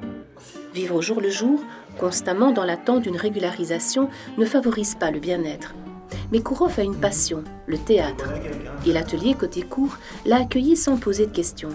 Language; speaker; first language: French; native; French